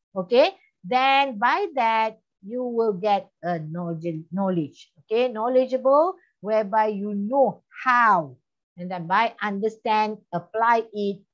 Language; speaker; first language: English; non-native, local second language; Malay